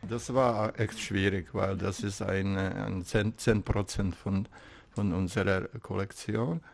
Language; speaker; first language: German; non-native, fluent; Czech